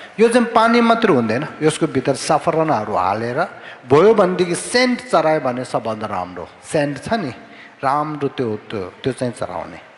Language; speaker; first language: Nepali; non-native, fluent; Tibetan